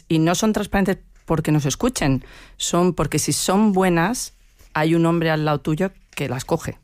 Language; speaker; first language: Spanish; native; Spanish